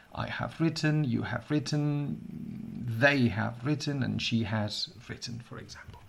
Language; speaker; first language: English; non-native, fluent; Catalan